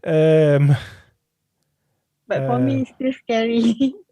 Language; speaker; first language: English; non-native, learner; Malay